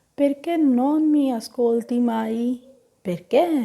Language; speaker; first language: Italian; non-native, fluent; Punjabi